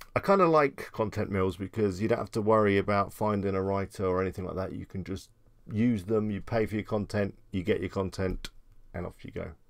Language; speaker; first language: English; native; English